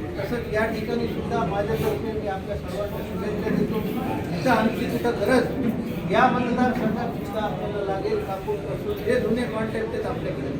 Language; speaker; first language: Marathi; native; Marathi